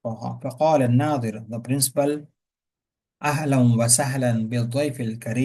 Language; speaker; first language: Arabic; non-native, fluent; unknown